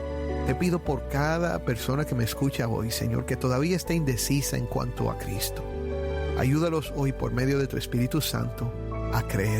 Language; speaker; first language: Spanish; native; Spanish